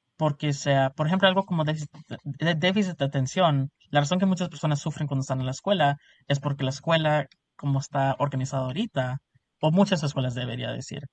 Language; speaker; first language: Spanish; early bilingual, heritage; Spanish